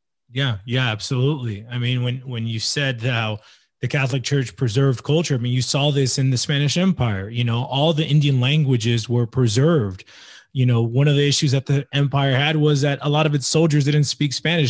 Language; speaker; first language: English; native; English